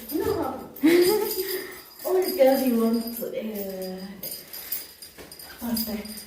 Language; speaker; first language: English; non-native, learner; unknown